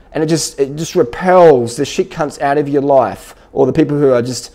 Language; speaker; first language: English; native; English